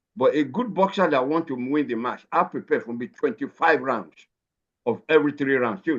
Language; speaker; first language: English; non-native, local second language; Yoruba